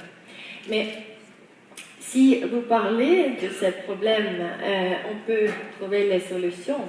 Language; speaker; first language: French; non-native, fluent; Estonian